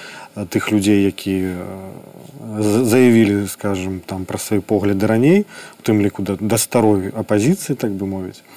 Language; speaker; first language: Belarusian; non-native, local second language; Russian